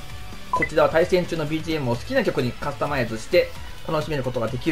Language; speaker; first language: Japanese; native; Japanese